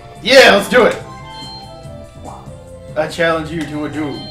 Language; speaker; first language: English; native; English